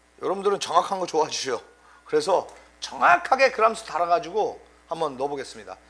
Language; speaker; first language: Korean; native; Korean